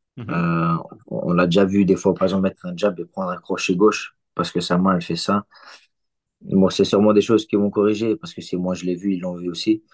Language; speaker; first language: French; early bilingual, other home language; Chechen